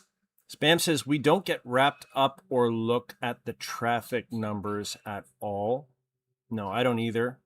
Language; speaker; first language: English; native; English